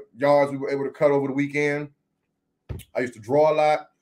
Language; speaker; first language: English; native; English